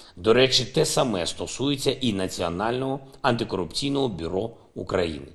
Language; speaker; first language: Ukrainian; non-native, local second language; Russian